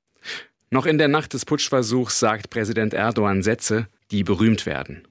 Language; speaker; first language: German; native; German